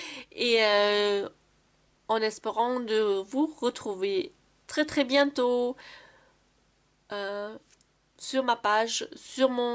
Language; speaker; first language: French; non-native, fluent; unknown